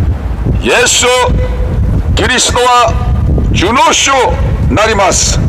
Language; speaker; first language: Japanese; non-native, learner; Korean